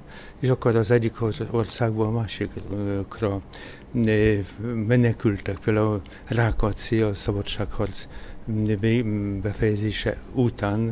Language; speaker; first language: Hungarian; non-native, fluent; Polish